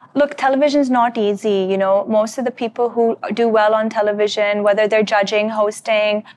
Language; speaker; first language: English; native; English